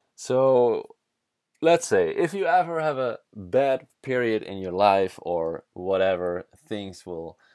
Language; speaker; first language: English; non-native, fluent; Dutch